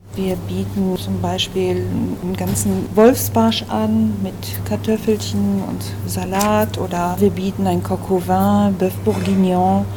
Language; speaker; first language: German; early bilingual, other home language; French